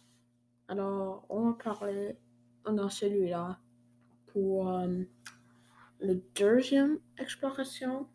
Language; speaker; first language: French; non-native, learner; English